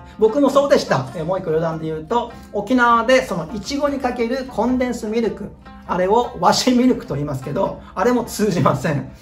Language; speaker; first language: Japanese; native; Japanese